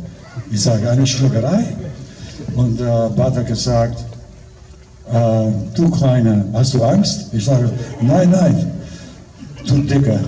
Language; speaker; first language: German; non-native, fluent; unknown